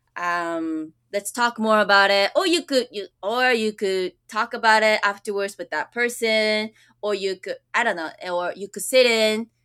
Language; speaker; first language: English; early bilingual, other home language; Japanese